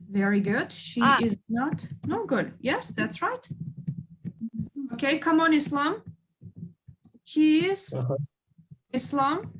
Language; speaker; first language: English; non-native, fluent; Kyrgyz